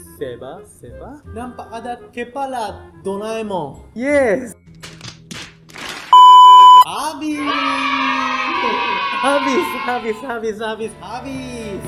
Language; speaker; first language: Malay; non-native, learner; Japanese